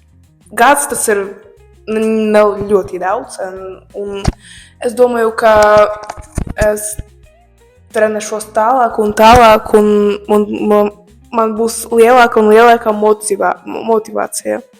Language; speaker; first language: Latvian; non-native, local second language; Russian